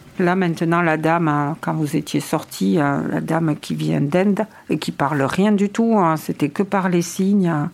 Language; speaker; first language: French; native; French